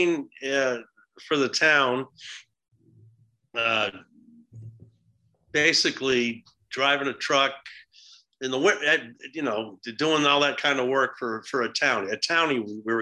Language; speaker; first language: English; native; English